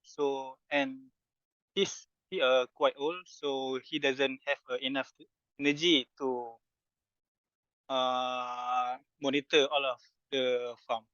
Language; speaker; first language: English; non-native, fluent; Malay